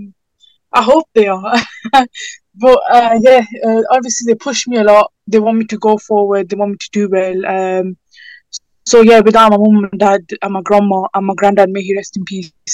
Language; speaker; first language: English; native; English